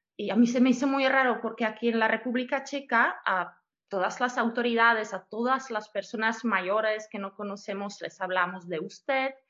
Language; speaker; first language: Spanish; non-native, fluent; Czech